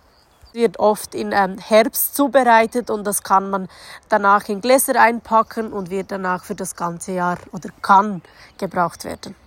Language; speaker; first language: German; non-native, fluent; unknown